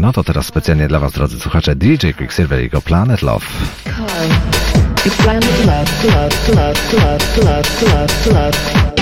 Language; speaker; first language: Polish; native; Polish